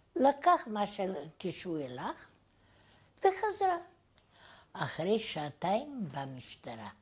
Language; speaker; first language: Hebrew; non-native, fluent; Bulgarian